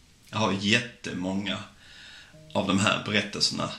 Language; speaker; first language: Swedish; native; Swedish